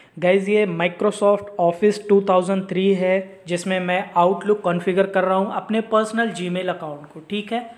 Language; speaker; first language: Hindi; native; Hindi